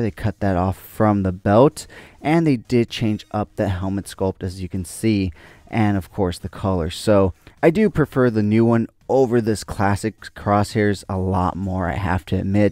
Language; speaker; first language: English; native; English